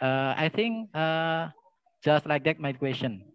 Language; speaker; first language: English; non-native, learner; Indonesian